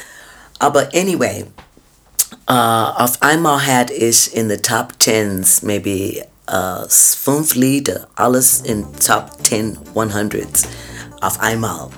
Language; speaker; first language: German; non-native, fluent; English